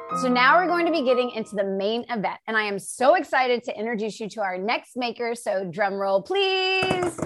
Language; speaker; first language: English; native; English